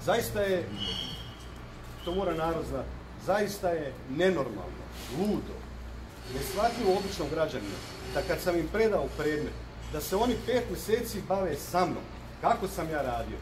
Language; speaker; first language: Croatian; native; Croatian